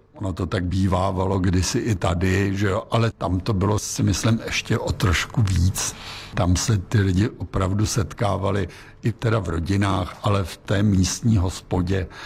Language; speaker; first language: Czech; native; Czech